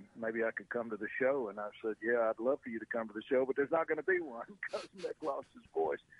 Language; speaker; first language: English; native; English